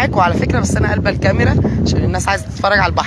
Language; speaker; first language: Arabic; native; Arabic